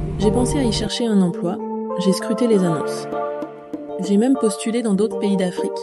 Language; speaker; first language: French; native; French